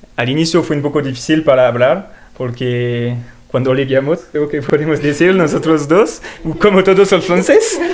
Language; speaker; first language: Spanish; non-native, learner; French